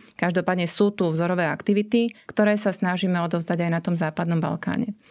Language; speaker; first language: Slovak; native; Slovak